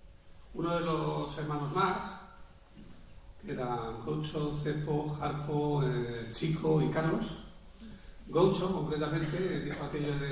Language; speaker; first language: Spanish; native; Spanish